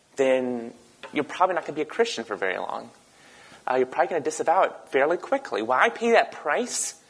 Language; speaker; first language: English; native; English